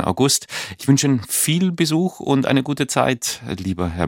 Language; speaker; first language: German; native; German